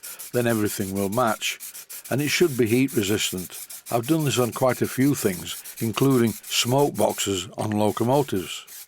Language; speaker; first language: English; native; English